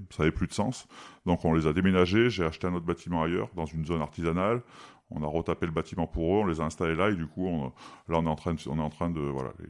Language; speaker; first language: French; native; French